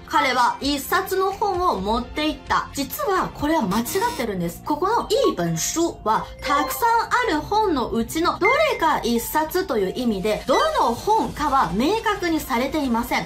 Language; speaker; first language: Japanese; non-native, fluent; Chinese